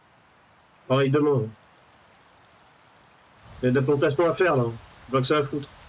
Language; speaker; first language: French; native; French